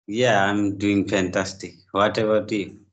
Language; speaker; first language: English; non-native, learner; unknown